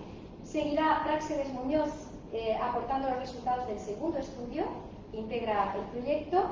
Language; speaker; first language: Spanish; native; Spanish